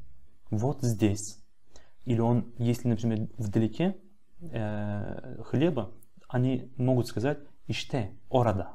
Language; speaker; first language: Russian; non-native, fluent; Turkish